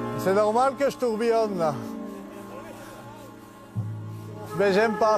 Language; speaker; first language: French; non-native, local second language; Dutch